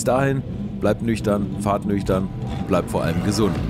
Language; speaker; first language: German; native; German